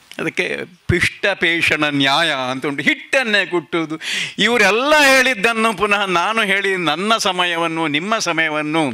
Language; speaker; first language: Kannada; non-native, local second language; Tulu